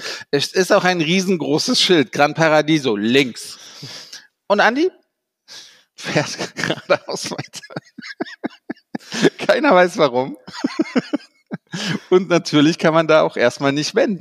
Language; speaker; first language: German; native; German